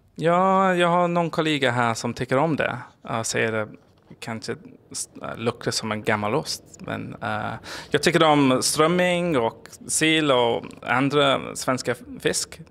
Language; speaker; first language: Swedish; non-native, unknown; English